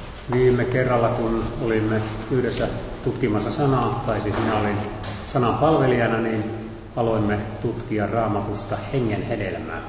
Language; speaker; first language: Finnish; native; Finnish